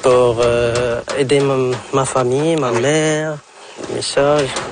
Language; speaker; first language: French; non-native, local second language; Arabic